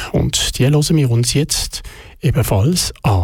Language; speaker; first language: German; native; German